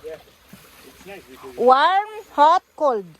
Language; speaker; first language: English; non-native, learner; Filipino